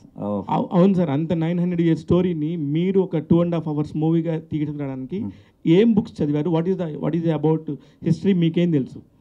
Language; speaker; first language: Telugu; native; Telugu